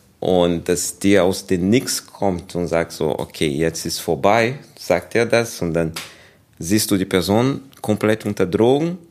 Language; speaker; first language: German; non-native, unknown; Portuguese